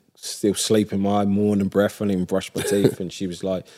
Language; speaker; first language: English; native; English